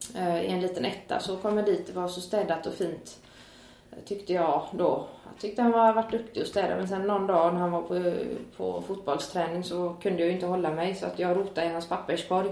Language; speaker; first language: Swedish; native; Swedish